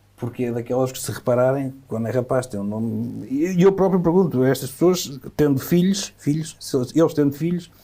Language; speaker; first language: Portuguese; native; Portuguese